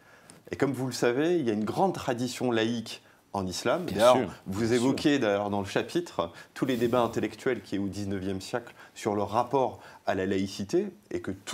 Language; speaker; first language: French; native; French